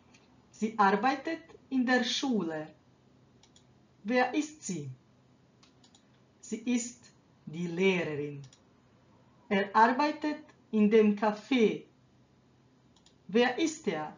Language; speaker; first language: German; non-native, fluent; Croatian